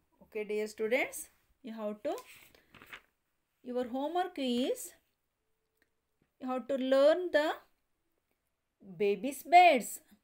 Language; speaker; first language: English; non-native, local second language; Kannada